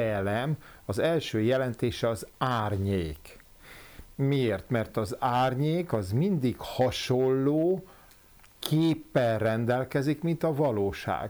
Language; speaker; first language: Hungarian; native; Hungarian